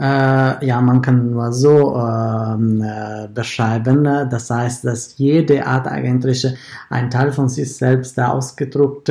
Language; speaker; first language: German; non-native, fluent; Italian